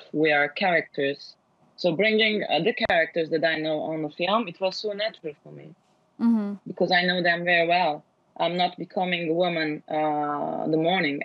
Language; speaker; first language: English; non-native, learner; Turkish